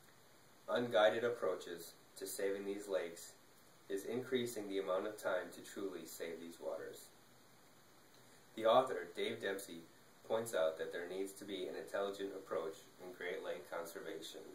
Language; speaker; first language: English; native; English